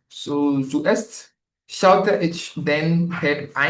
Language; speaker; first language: German; non-native, learner; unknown